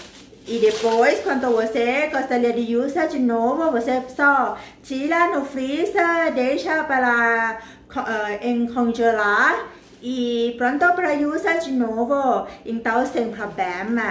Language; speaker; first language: Portuguese; non-native, learner; Thai